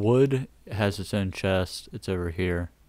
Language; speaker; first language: English; native; English